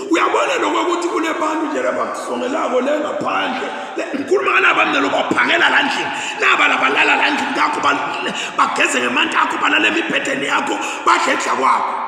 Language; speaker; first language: Zulu; non-native, local second language; Swati